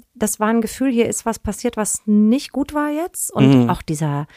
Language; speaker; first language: German; native; German